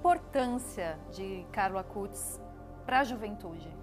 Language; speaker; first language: Portuguese; native; Portuguese